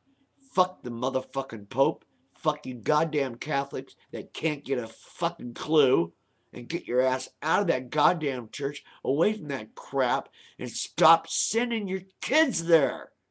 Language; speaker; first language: English; native; English